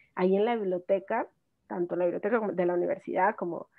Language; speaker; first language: Spanish; native; Spanish